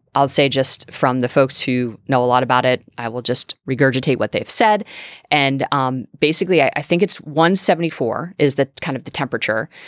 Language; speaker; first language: English; native; English